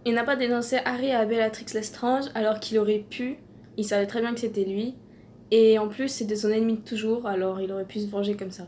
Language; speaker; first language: French; native; French